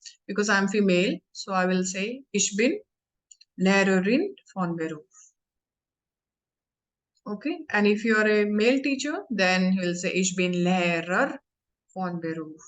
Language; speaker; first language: German; non-native, learner; Hindi